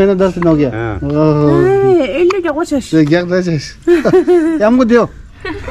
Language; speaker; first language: Hindi; non-native, local second language; Tibetan